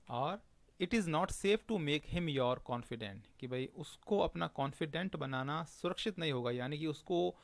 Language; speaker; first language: Hindi; native; Hindi